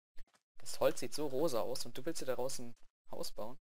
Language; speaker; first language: German; native; German